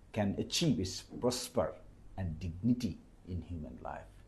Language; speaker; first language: English; non-native, local second language; Bangla